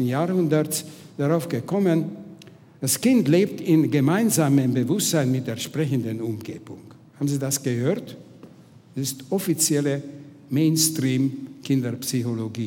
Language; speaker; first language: German; non-native, fluent; Hungarian